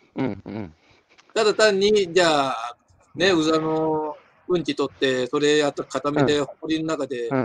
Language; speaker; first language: Japanese; native; Japanese